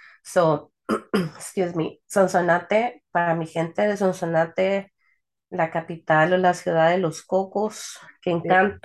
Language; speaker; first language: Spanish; early bilingual, heritage; Spanish